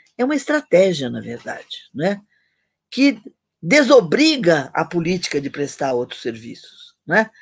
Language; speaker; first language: Portuguese; native; Portuguese